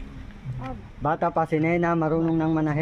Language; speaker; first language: Filipino; native; Filipino